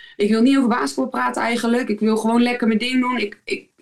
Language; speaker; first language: Dutch; native; Dutch